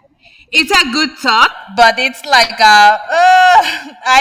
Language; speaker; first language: English; non-native, learner; Spanish